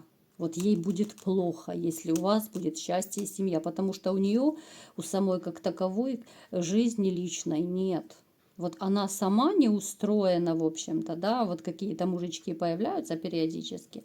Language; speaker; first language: Russian; native; Russian